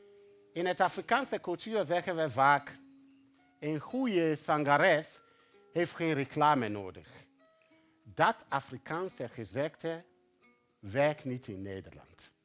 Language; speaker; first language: Dutch; non-native, fluent; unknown